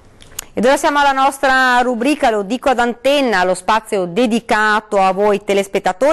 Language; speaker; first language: Italian; native; Italian